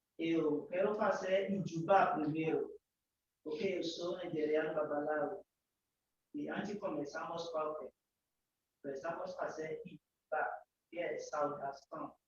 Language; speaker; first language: Portuguese; non-native, learner; Yoruba